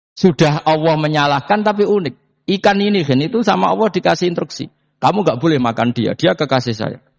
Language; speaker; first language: Indonesian; non-native, local second language; Javanese